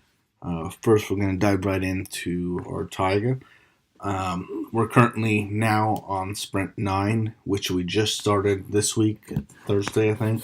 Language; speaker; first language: English; native; English